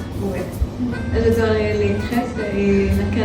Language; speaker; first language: French; non-native, learner; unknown